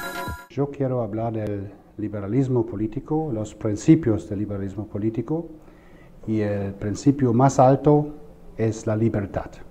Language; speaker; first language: Spanish; non-native, fluent; German